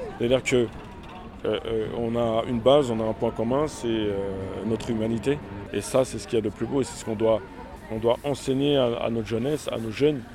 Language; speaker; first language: French; early bilingual, other home language; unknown